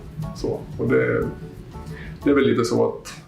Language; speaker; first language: Swedish; native; Swedish